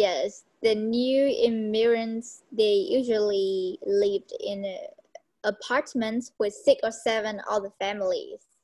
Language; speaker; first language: English; non-native, learner; Vietnamese